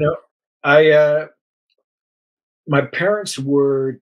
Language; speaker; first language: English; native; English